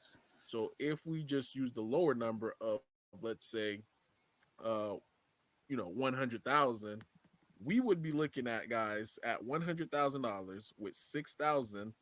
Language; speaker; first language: English; native; English